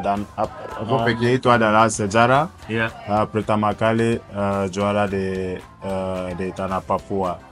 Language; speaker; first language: Indonesian; non-native, fluent; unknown